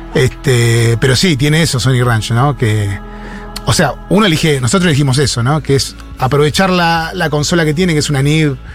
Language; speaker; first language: Spanish; native; Spanish